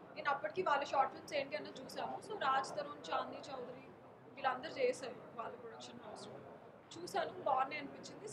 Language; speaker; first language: Telugu; non-native, local second language; Marathi